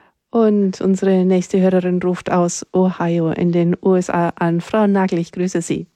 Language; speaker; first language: German; native; German